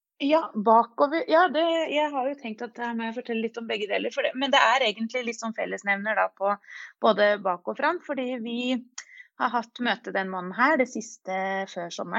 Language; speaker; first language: Norwegian; native; Norwegian